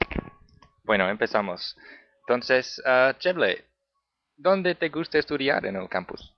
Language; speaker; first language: Spanish; non-native, learner; English